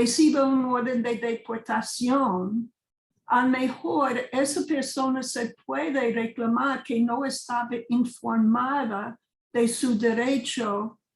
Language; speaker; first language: Spanish; non-native, fluent; English